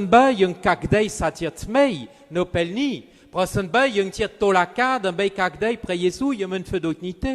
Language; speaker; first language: Khmer; non-native, fluent; French